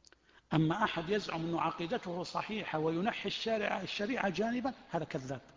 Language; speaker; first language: Arabic; native; Arabic